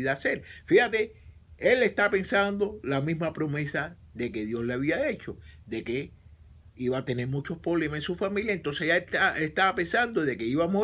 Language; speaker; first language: Spanish; native; Spanish